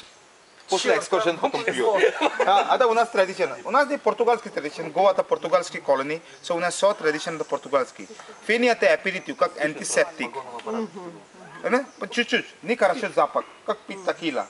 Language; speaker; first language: Russian; non-native, learner; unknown